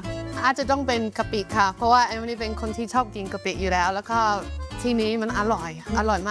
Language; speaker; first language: Thai; non-native, fluent; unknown